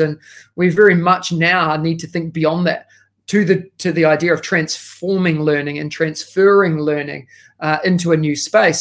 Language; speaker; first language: English; native; English